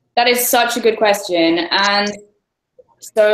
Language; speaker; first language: English; native; English